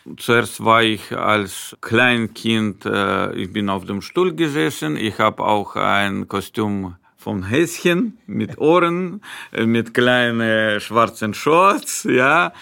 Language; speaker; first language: German; non-native, fluent; Ukrainian